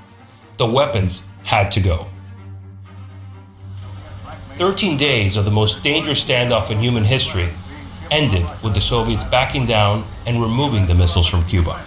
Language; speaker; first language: English; native; English